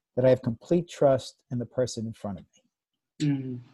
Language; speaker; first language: English; native; English